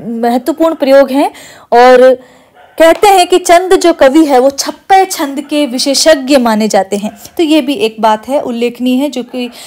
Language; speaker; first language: Hindi; native; Hindi